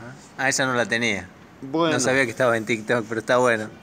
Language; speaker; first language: Spanish; native; Spanish